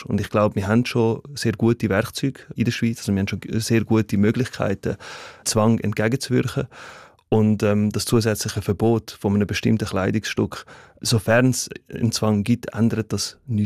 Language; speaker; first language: German; early bilingual, other home language; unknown